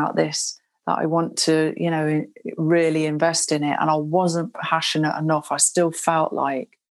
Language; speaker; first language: English; native; English